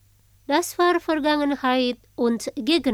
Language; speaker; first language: German; non-native, fluent; Indonesian